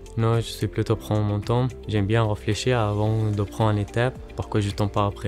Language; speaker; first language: French; non-native, learner; Arabic